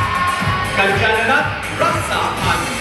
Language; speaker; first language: Thai; native; Thai